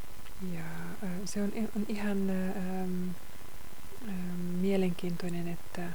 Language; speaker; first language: Finnish; non-native, fluent; Hungarian